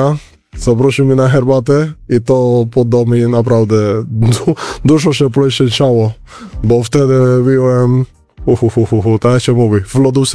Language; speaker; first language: Polish; non-native, learner; Spanish